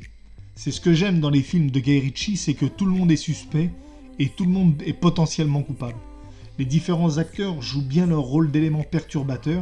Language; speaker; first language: French; native; French